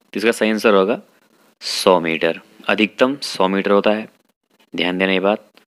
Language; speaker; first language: Hindi; native; Hindi